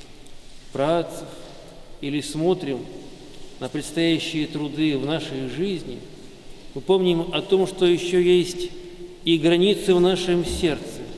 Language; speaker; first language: Russian; native; Russian